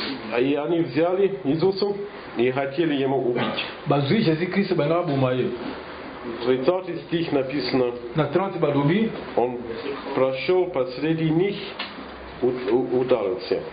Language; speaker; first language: Russian; non-native, fluent; English